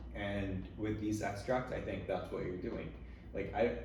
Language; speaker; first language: English; early bilingual, other home language; Arabic